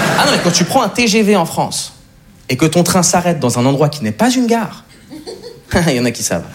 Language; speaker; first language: French; native; French